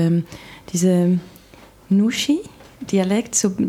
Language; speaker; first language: German; non-native, fluent; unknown